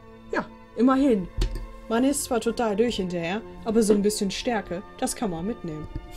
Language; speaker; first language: German; native; German